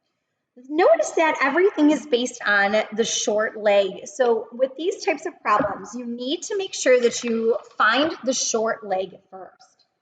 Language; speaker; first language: English; native; English